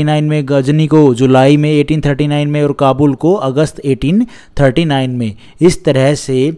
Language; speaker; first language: Hindi; native; Hindi